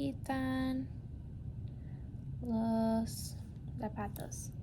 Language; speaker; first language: Spanish; non-native, learner; English